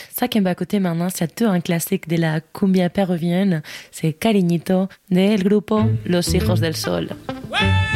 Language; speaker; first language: French; native; French